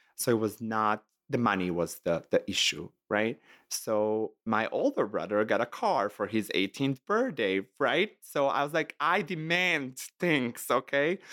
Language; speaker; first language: English; non-native, fluent; Serbian